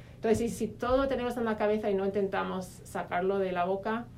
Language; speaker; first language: Spanish; non-native, fluent; English